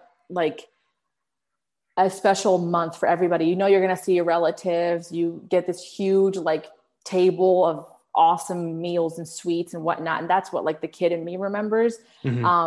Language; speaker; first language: English; early bilingual, other home language; Arabic